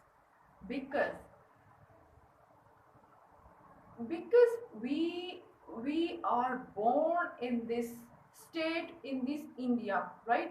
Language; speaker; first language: English; non-native, learner; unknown